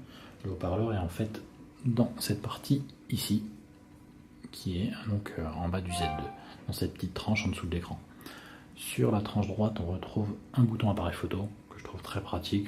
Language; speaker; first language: French; native; French